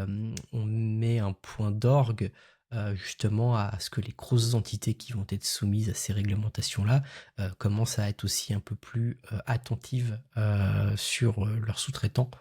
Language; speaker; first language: French; native; French